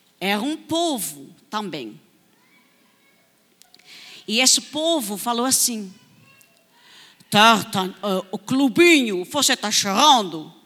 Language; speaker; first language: Portuguese; non-native, fluent; Dutch